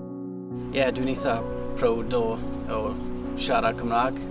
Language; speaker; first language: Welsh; non-native, local second language; English